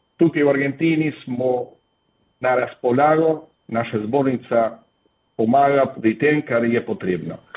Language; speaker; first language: Slovenian; early bilingual, heritage; Slovenian